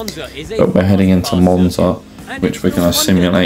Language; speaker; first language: English; native; English